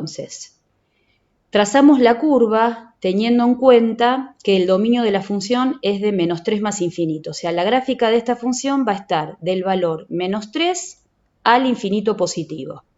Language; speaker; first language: Spanish; native; Spanish